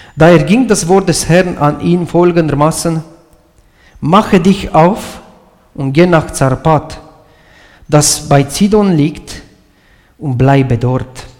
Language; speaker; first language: German; non-native, fluent; Romanian